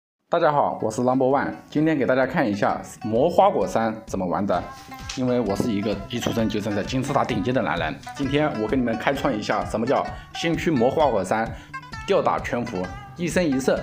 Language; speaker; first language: Chinese; native; Chinese